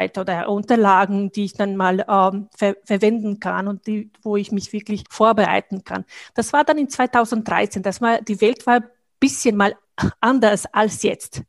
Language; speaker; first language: German; non-native, fluent; Bosnian